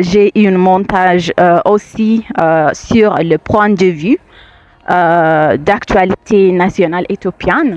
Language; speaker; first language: French; non-native, fluent; Amharic